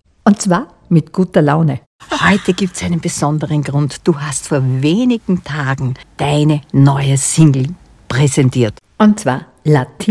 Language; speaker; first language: German; native; German